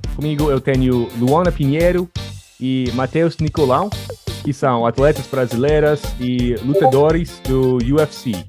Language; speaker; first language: Portuguese; non-native, fluent; English